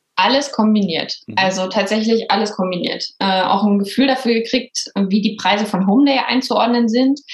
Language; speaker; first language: German; native; German